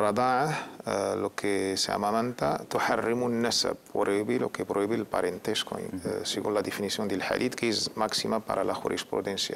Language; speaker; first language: Spanish; native; Spanish